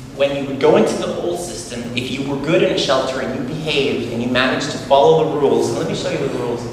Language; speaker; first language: English; native; English